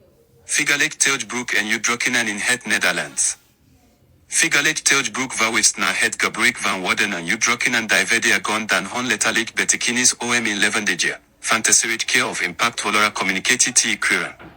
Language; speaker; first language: Dutch; non-native, learner; English